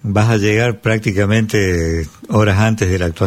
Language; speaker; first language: Spanish; native; Spanish